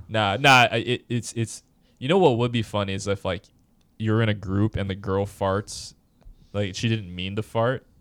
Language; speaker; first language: English; native; English